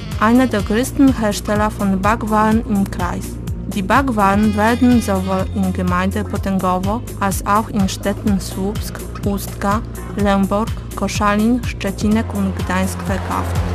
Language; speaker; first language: German; non-native, fluent; Polish